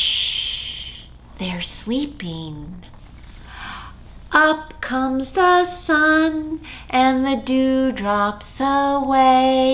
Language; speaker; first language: English; native; English